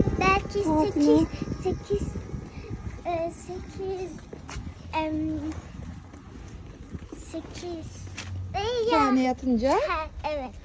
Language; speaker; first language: Turkish; early bilingual, heritage; Turkish